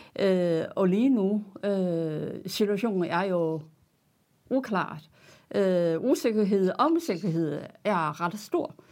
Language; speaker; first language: Danish; non-native, fluent; Chinese